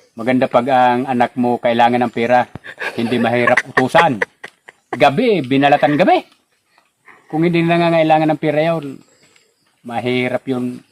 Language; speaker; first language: Filipino; non-native, local second language; Bikol